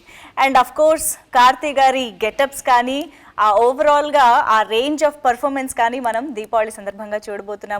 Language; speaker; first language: Telugu; native; Telugu